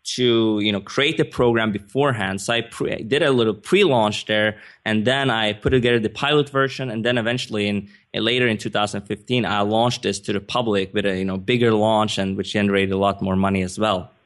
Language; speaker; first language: English; non-native, fluent; Swedish